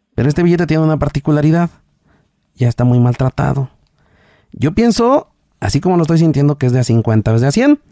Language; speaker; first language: Spanish; native; Spanish